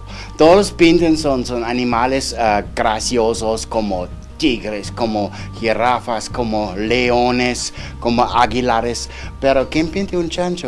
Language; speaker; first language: Spanish; non-native, learner; German